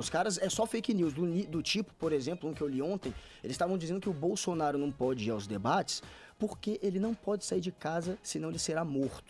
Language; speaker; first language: Portuguese; native; Portuguese